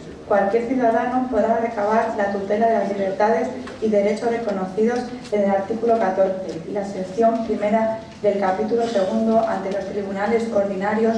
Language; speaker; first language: Spanish; native; Spanish